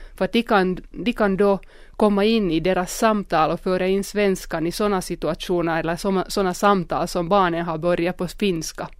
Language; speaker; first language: Swedish; non-native, local second language; Finnish